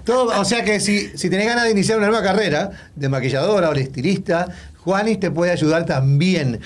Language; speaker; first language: Spanish; native; Spanish